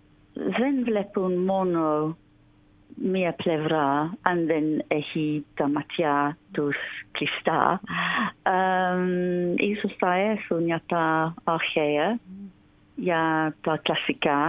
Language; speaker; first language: Greek; non-native, learner; English